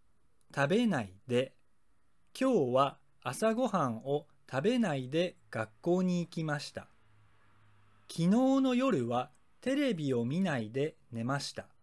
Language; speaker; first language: Japanese; non-native, fluent; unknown